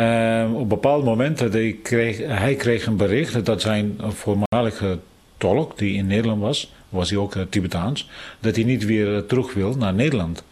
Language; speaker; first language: Dutch; non-native, fluent; Tibetan